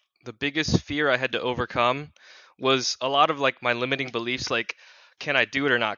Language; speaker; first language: English; native; English